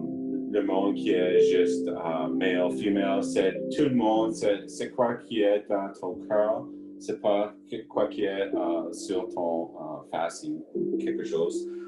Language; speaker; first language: French; non-native, learner; English